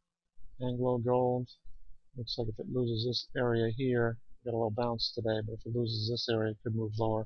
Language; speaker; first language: English; native; English